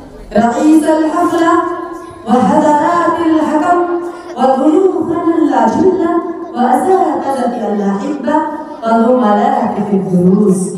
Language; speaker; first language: Arabic; non-native, learner; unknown